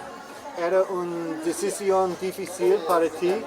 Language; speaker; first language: Spanish; non-native, learner; English